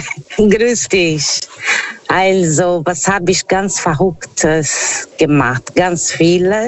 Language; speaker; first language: German; non-native, fluent; Portuguese